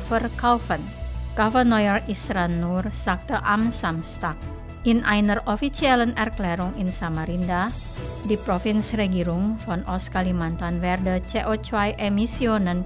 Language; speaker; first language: German; non-native, fluent; Indonesian